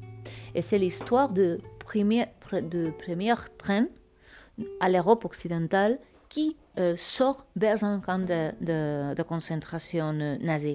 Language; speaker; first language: French; non-native, fluent; Spanish